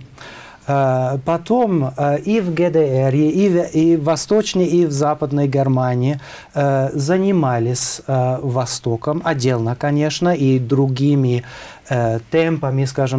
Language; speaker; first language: Russian; non-native, fluent; German